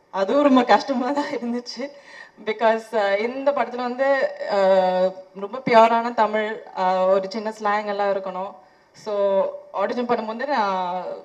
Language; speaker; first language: Tamil; non-native, fluent; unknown